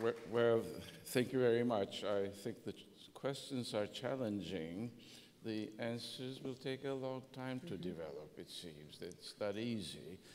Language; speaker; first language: English; non-native, fluent; Turkish